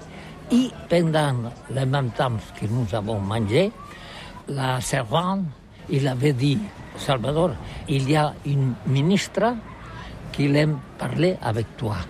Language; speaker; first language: French; non-native, learner; Catalan